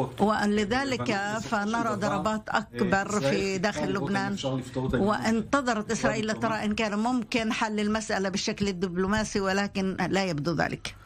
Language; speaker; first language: Arabic; non-native, fluent; Hebrew